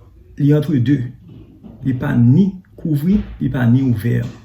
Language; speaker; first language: French; non-native, learner; Haitian Creole